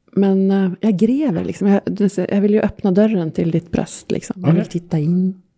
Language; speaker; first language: Swedish; non-native, fluent; Norwegian